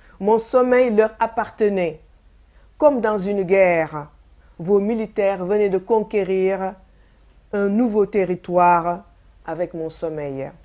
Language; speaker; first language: French; non-native, local second language; Wolof